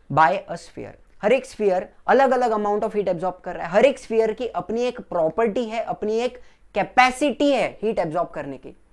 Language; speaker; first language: Hindi; non-native, local second language; Gujarati